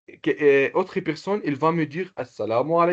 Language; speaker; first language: French; non-native, local second language; Comorian